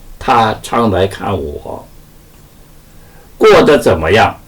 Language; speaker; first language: Chinese; non-native, fluent; Korean